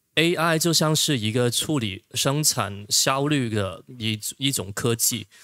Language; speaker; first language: Chinese; non-native, local second language; Cantonese